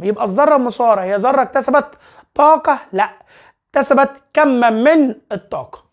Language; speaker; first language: Arabic; native; Arabic